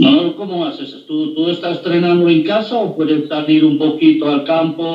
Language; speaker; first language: Spanish; non-native, fluent; French